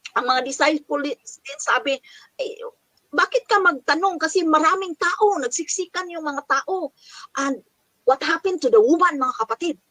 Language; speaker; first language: Filipino; non-native, local second language; Cebuano